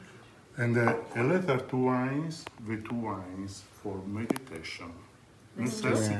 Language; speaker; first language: English; non-native, learner; Italian